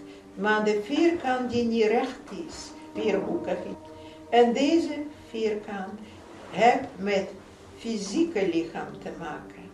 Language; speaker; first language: Dutch; non-native, fluent; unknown